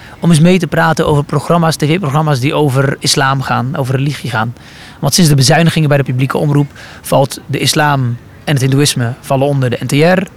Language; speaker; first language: Dutch; early bilingual, other home language; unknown